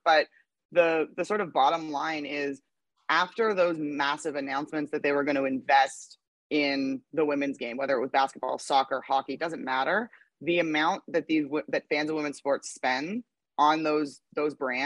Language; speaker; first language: English; native; English